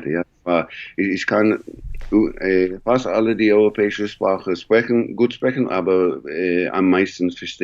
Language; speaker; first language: German; non-native, learner; English